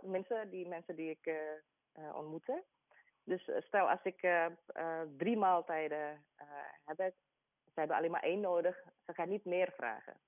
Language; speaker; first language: Dutch; non-native, learner; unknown